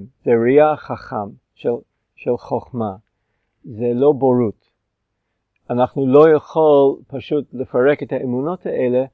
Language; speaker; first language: Hebrew; non-native, fluent; English